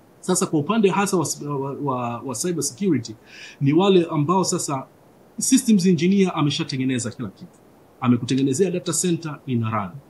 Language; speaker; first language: Swahili; native; Swahili